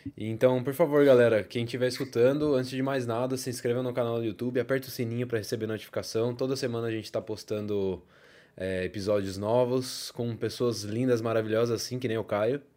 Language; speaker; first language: Portuguese; native; Portuguese